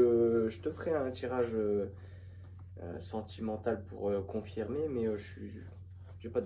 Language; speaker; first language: French; native; French